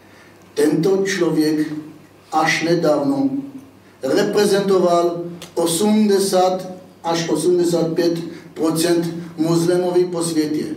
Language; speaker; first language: Czech; non-native, fluent; Hebrew